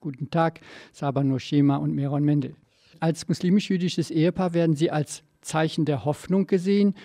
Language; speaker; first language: German; native; German